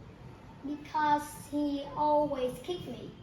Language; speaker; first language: English; non-native, learner; Vietnamese